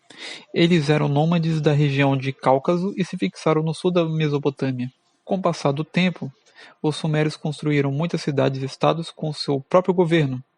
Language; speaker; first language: Portuguese; native; Portuguese